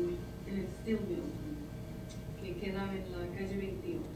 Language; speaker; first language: Spanish; early bilingual, heritage; Spanish